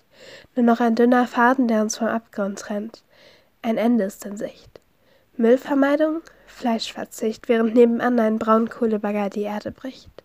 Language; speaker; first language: German; native; German